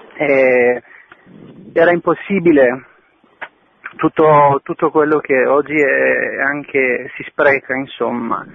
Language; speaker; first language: Italian; non-native, fluent; Albanian